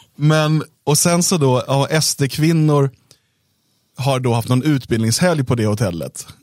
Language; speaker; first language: Swedish; native; Swedish